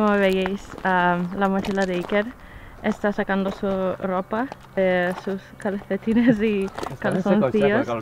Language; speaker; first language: Spanish; non-native, fluent; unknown